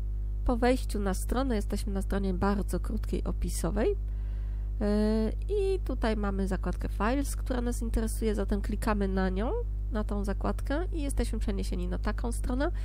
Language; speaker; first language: Polish; native; Polish